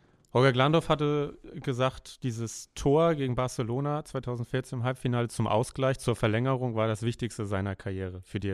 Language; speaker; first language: German; native; German